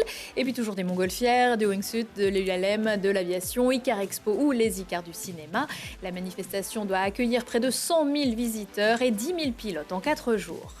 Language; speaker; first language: French; native; French